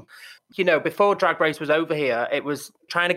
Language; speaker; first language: English; native; English